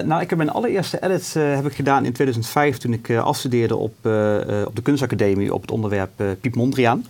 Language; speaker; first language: Dutch; native; Dutch